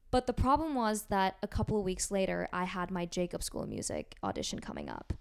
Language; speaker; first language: English; non-native, fluent; Korean